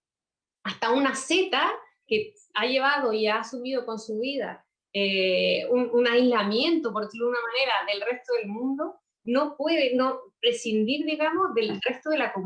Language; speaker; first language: Spanish; native; Spanish